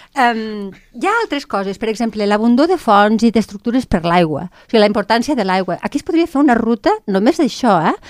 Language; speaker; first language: Catalan; native; Catalan